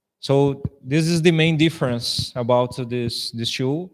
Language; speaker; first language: English; non-native, fluent; Portuguese